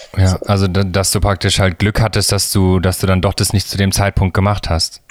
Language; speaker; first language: German; native; German